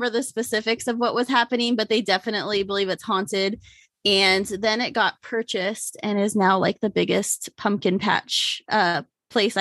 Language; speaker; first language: English; native; English